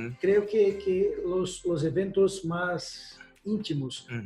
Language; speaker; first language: Spanish; non-native, learner; Portuguese